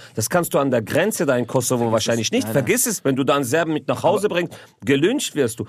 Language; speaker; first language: German; native; German